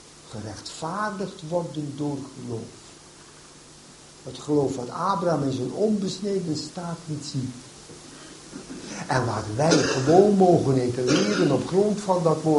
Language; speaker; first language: Dutch; native; Dutch